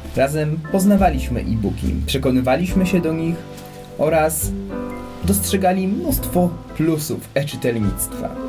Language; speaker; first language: Polish; native; Polish